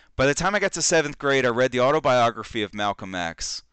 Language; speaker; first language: English; native; English